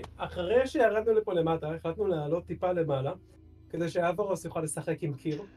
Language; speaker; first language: Hebrew; native; Hebrew